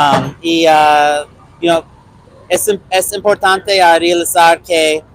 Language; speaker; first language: Spanish; non-native, learner; English